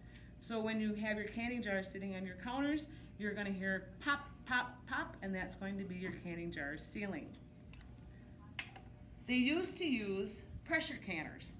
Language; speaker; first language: English; native; English